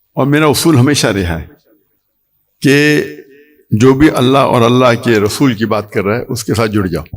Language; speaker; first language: Urdu; non-native, local second language; Konkani